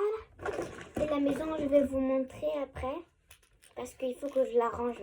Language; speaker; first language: French; native; French